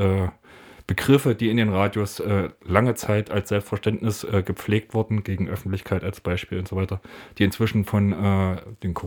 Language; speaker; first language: German; native; German